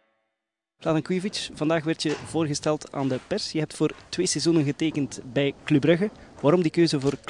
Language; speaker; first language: Dutch; native; Dutch